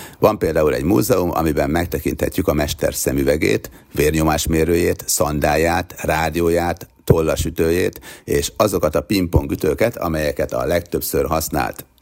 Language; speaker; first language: Hungarian; native; Hungarian